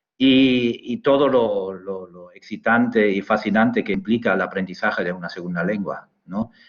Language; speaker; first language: Spanish; non-native, fluent; German